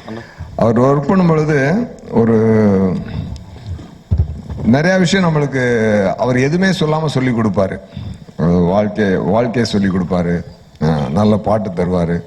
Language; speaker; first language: Tamil; native; Tamil